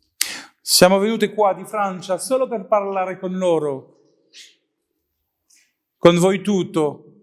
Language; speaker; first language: Italian; non-native, learner; French